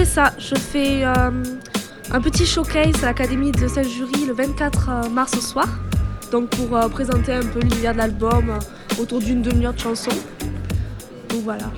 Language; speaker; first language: French; native; French